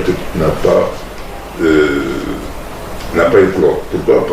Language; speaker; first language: French; non-native, local second language; Bambara